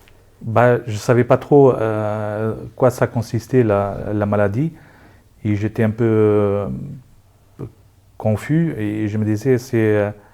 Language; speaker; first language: French; non-native, local second language; Luxembourgish